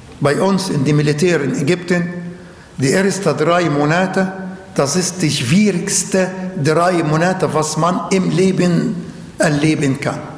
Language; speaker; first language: German; non-native, learner; Arabic